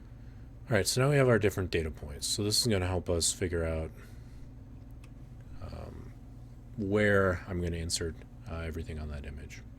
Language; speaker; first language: English; native; English